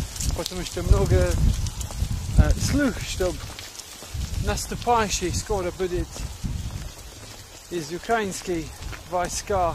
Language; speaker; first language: Russian; non-native, learner; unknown